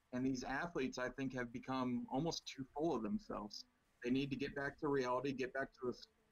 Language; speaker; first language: English; native; English